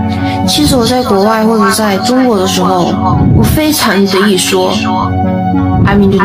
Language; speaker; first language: Chinese; early bilingual, other home language; Indonesian